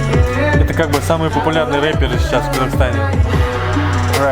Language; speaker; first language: Russian; native; Russian